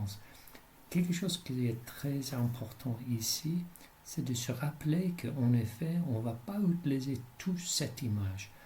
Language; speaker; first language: French; non-native, fluent; English